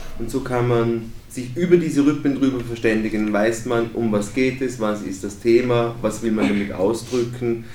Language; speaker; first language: German; native; German